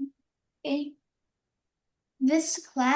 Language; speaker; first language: English; non-native, learner; Vietnamese